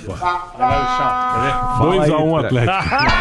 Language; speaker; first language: Portuguese; native; Portuguese